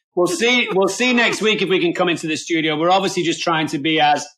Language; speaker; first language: English; native; English